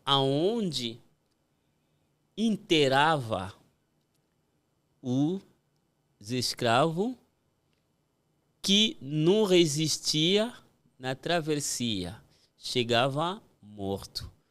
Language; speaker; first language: Portuguese; non-native, fluent; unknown